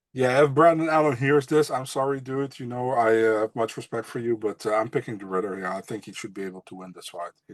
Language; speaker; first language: English; non-native, fluent; Dutch